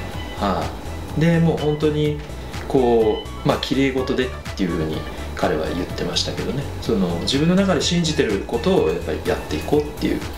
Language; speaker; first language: Japanese; native; Japanese